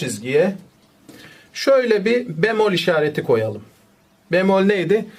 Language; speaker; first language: Turkish; native; Turkish